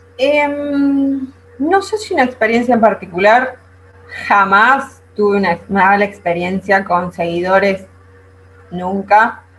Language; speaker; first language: Spanish; native; Spanish